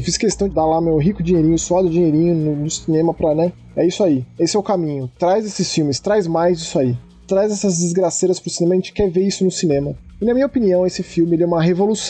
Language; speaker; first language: Portuguese; native; Portuguese